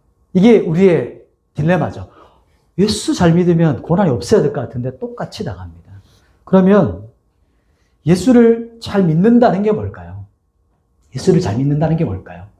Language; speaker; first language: Korean; native; Korean